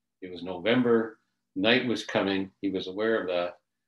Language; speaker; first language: English; native; English